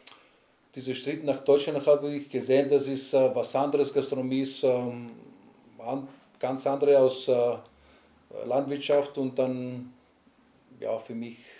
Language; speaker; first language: German; non-native, learner; Greek